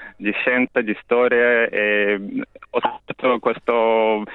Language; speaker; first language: Italian; non-native, learner; Russian